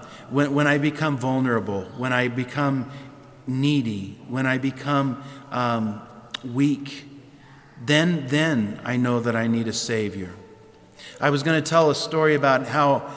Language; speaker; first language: English; native; English